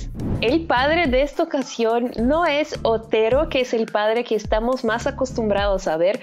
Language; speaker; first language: Spanish; non-native, fluent; Portuguese